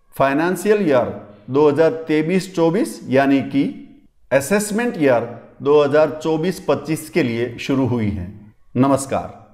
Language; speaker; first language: Hindi; non-native, local second language; Gujarati